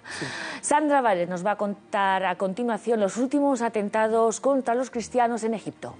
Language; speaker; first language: Spanish; native; Spanish